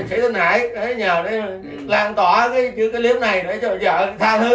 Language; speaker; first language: Vietnamese; native; Vietnamese